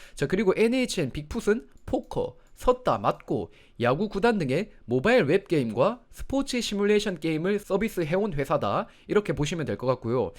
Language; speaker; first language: Korean; native; Korean